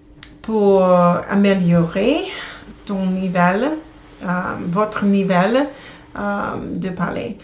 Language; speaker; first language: French; non-native, learner; English